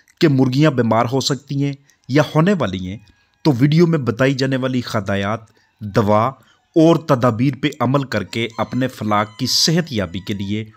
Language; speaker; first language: Urdu; non-native, local second language; Punjabi